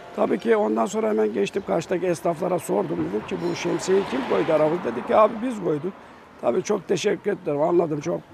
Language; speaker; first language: Turkish; native; Turkish